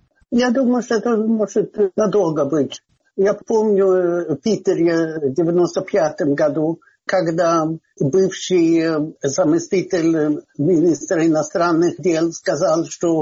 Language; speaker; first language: Russian; non-native, fluent; Swedish